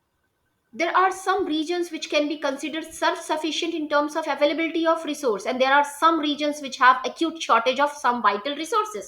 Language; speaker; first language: English; non-native, local second language; Hindi